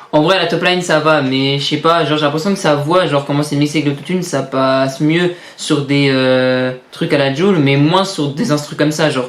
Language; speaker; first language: French; native; French